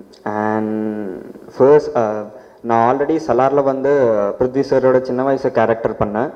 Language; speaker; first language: Tamil; non-native, learner; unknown